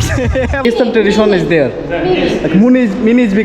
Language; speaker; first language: English; non-native, learner; Bangla